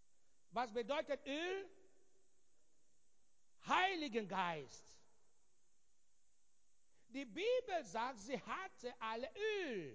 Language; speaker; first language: German; non-native, fluent; Igbo